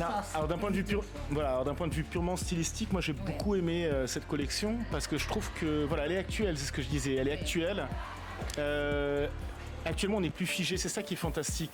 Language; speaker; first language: French; native; French